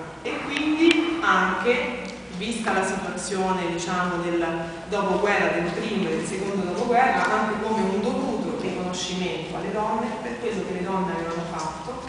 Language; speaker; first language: Italian; native; Italian